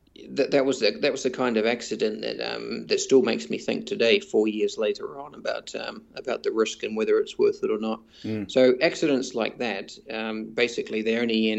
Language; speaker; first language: English; native; English